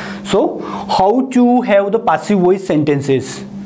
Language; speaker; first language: English; non-native, local second language; Hindi